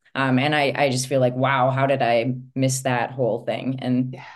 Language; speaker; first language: English; native; English